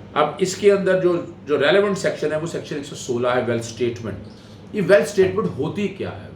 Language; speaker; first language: Urdu; non-native, local second language; Punjabi